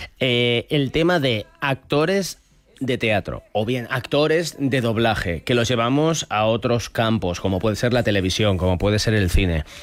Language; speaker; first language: Spanish; native; Spanish